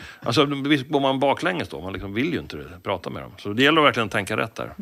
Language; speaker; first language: Swedish; native; Swedish